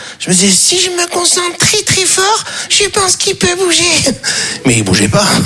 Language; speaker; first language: French; native; French